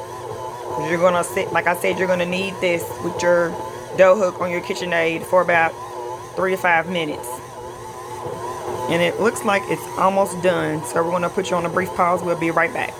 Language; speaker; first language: English; native; English